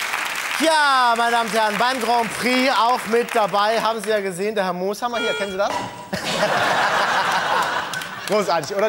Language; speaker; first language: German; native; German